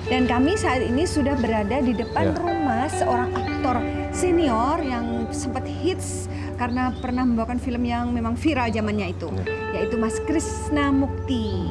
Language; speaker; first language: Indonesian; native; Indonesian